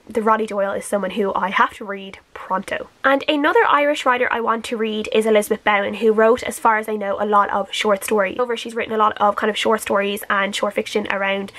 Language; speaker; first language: English; native; English